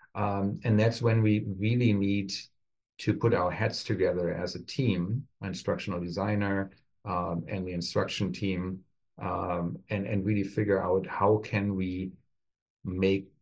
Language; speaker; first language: English; non-native, fluent; German